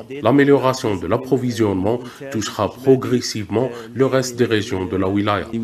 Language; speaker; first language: French; non-native, local second language; Arabic